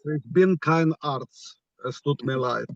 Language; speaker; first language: German; non-native, fluent; Ukrainian